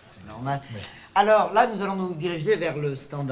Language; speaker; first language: French; native; French